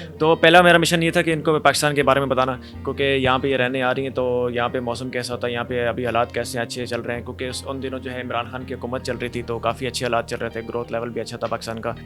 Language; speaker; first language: Urdu; non-native, local second language; Punjabi